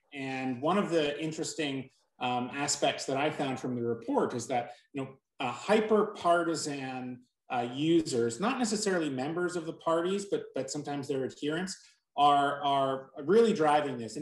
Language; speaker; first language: English; native; English